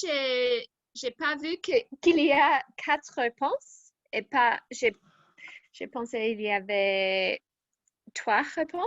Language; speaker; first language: French; non-native, learner; English